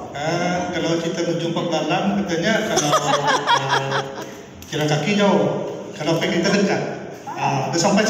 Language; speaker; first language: Malay; native; Malay